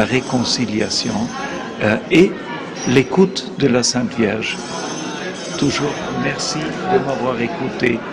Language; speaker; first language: French; non-native, fluent; German